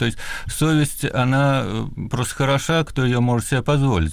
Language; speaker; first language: Russian; native; Russian